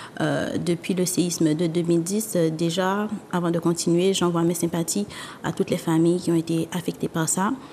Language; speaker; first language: French; non-native, local second language; Haitian Creole